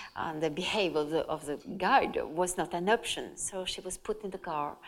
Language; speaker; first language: English; non-native, fluent; French